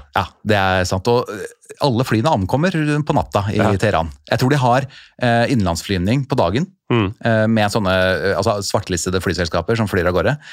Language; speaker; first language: Norwegian; native; Norwegian